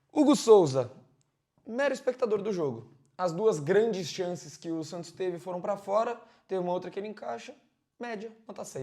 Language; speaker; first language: Portuguese; native; Portuguese